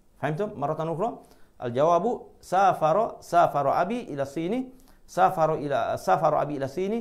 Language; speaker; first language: Arabic; non-native, fluent; Malay